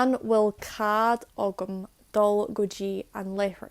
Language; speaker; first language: Irish; non-native, local second language; English